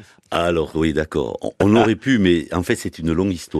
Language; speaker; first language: French; native; French